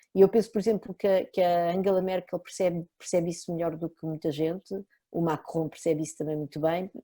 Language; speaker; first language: Portuguese; native; Portuguese